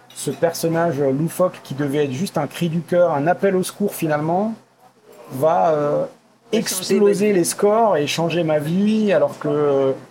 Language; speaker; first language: French; native; French